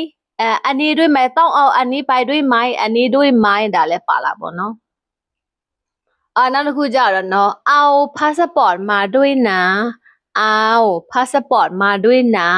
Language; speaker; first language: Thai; non-native, fluent; Burmese